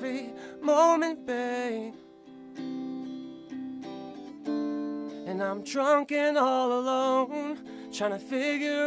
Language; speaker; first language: English; native; English